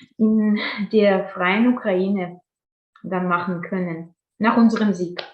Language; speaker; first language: German; non-native, fluent; Ukrainian